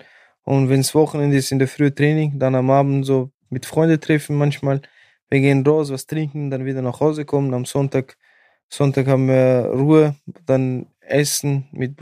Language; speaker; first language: German; non-native, fluent; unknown